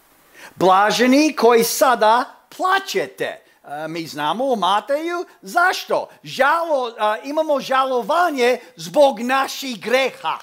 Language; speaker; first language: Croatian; early bilingual, heritage; Croatian